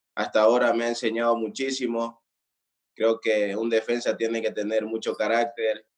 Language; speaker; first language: Spanish; native; Spanish